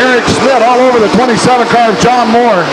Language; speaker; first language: English; native; English